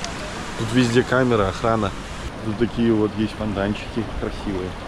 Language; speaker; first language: Russian; native; Russian